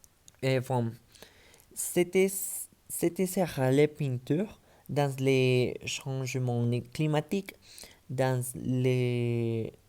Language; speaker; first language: French; non-native, learner; Spanish